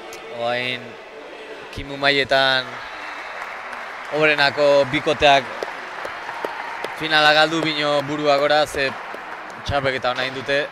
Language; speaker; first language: Basque; native; Basque